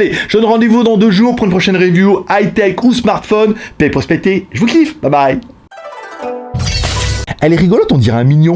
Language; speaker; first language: French; native; French